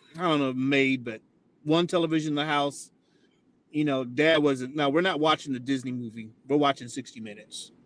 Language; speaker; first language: English; native; English